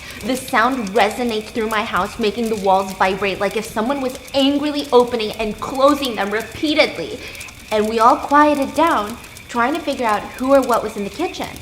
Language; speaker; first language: English; native; English